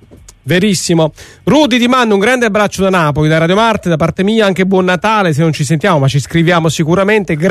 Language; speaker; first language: Italian; native; Italian